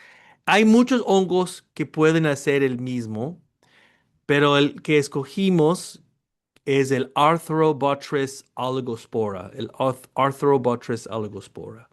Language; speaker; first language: Spanish; early bilingual, heritage; Spanish